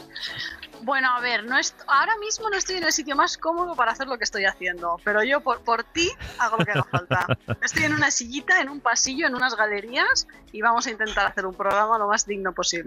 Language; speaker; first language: Spanish; native; Spanish